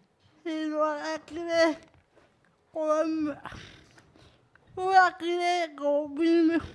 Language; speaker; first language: Spanish; non-native, learner; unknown